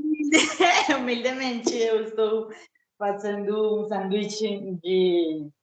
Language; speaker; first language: Portuguese; non-native, learner; Spanish